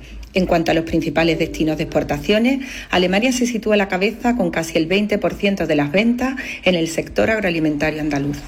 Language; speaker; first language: Spanish; native; Spanish